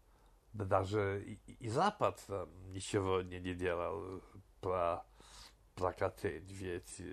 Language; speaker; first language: Russian; non-native, fluent; Polish